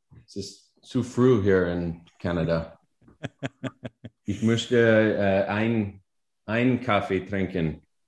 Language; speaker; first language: German; non-native, learner; English